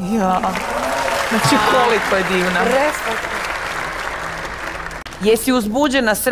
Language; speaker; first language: Croatian; native; Croatian